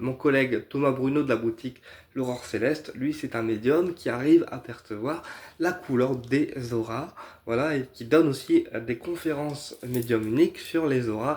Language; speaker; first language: French; native; French